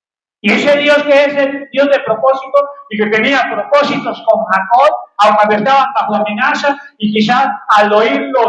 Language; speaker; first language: Spanish; native; Spanish